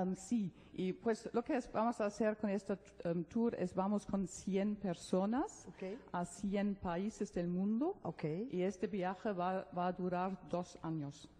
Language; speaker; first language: Spanish; non-native, fluent; German